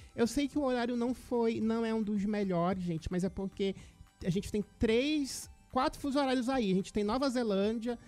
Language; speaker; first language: Portuguese; native; Portuguese